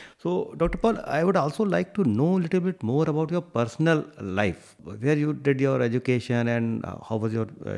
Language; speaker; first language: English; non-native, local second language; Hindi